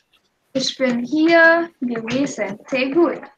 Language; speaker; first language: German; non-native, fluent; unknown